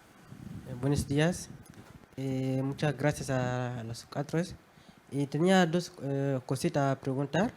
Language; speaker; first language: Spanish; non-native, fluent; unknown